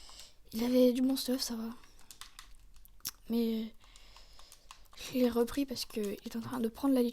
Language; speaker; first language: French; native; French